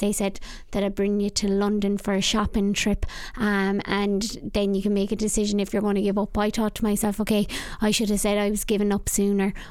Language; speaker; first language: English; native; English